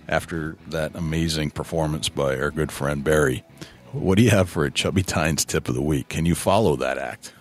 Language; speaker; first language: English; native; English